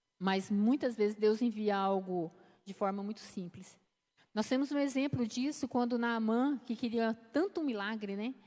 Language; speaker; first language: Portuguese; native; Portuguese